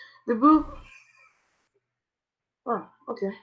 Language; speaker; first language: English; non-native, learner; Turkish